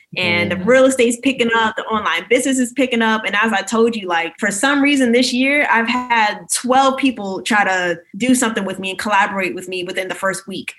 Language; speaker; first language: English; native; English